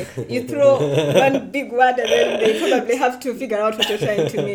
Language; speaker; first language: English; non-native, local second language; Ganda